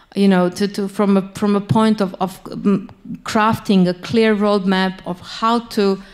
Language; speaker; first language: English; non-native, fluent; Bosnian